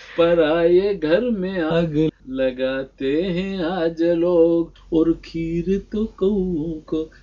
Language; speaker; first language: Hindi; non-native, local second language; Rajasthani